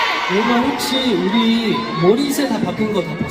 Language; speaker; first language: Korean; non-native, fluent; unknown